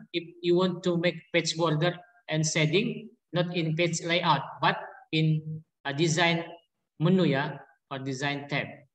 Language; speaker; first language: English; non-native, learner; Indonesian